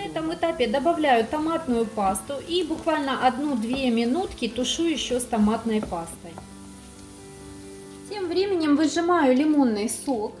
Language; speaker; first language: Russian; native; Russian